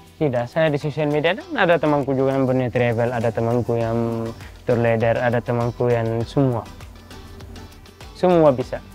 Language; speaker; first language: Indonesian; non-native, learner; Arabic